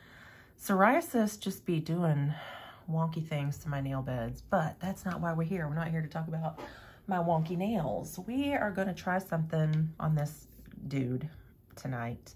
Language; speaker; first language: English; native; English